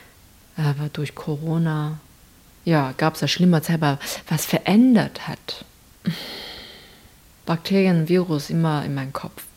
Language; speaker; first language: German; non-native, fluent; Chinese